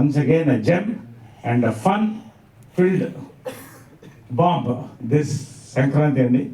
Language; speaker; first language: Telugu; native; Telugu